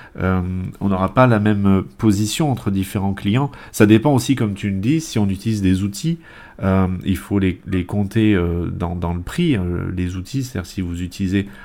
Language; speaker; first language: French; native; French